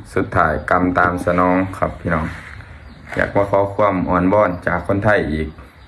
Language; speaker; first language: Thai; native; Thai